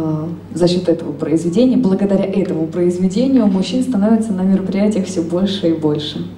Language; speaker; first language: Russian; native; Russian